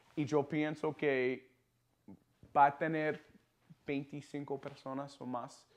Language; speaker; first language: Spanish; non-native, learner; English